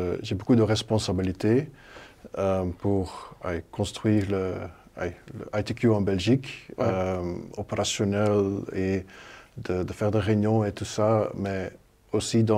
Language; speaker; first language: French; non-native, local second language; Dutch